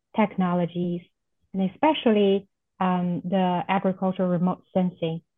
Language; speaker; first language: English; non-native, fluent; Chinese